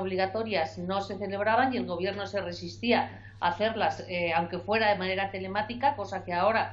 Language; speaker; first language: Spanish; native; Spanish